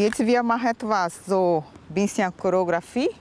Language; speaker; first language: German; non-native, learner; Portuguese